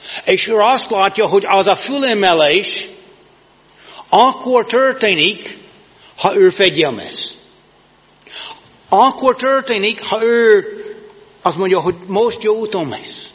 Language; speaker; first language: Hungarian; non-native, learner; English